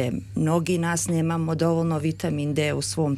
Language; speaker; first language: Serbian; early bilingual, heritage; Serbian